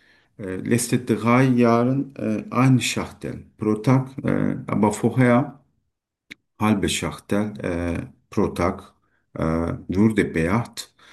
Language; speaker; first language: German; non-native, learner; Turkish